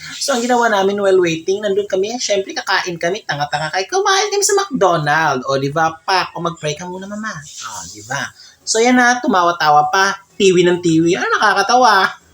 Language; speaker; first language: Filipino; non-native, local second language; Cebuano